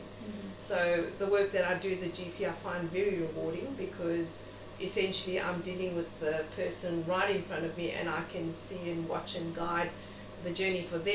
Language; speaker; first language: English; native; English